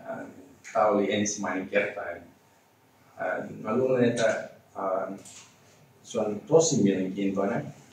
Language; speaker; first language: Finnish; non-native, learner; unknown